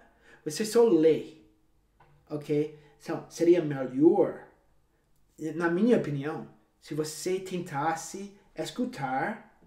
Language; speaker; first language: Portuguese; non-native, fluent; English